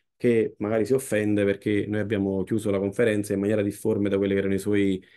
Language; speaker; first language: Italian; native; Italian